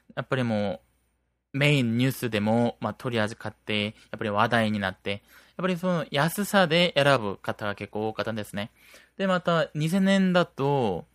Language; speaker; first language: Japanese; non-native, fluent; Korean